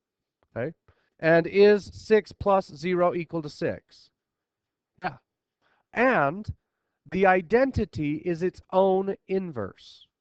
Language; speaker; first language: English; native; English